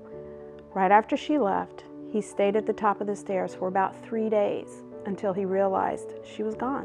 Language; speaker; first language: English; native; English